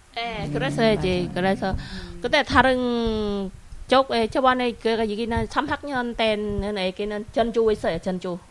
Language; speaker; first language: Korean; non-native, learner; Vietnamese